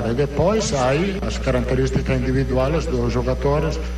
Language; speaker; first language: Portuguese; non-native, learner; Italian